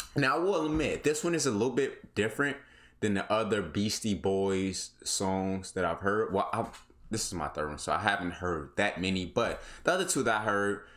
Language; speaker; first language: English; native; English